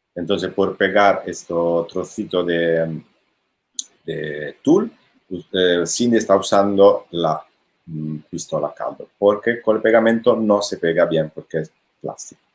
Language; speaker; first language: Spanish; non-native, fluent; Italian